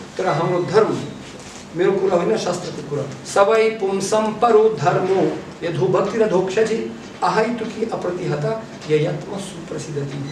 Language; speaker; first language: Nepali; non-native, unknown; Russian